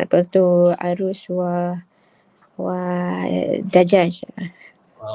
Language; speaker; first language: Arabic; non-native, learner; Malay